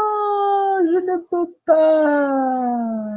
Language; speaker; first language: French; non-native, fluent; Portuguese